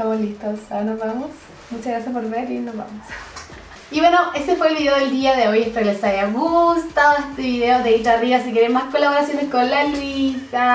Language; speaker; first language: Spanish; native; Spanish